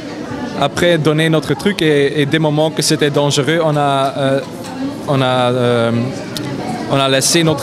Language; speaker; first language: French; non-native, local second language; Dutch